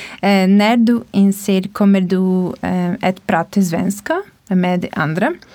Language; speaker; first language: Swedish; non-native, learner; Portuguese